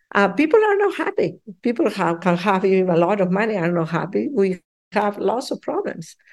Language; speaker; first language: English; non-native, fluent; Spanish